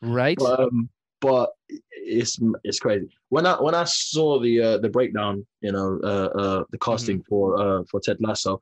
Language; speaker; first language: English; native; English